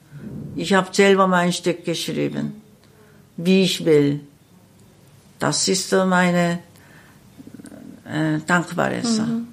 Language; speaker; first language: German; non-native, learner; Korean